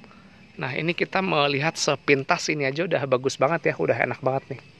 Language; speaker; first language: Indonesian; native; Indonesian